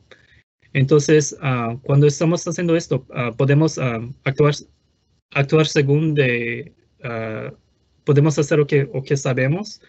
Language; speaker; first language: Spanish; non-native, fluent; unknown